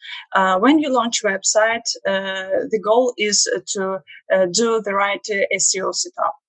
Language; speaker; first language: English; non-native, learner; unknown